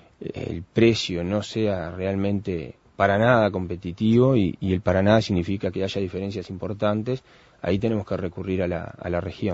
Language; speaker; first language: Spanish; native; Spanish